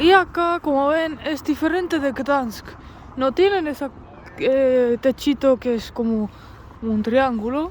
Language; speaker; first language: Spanish; non-native, fluent; Polish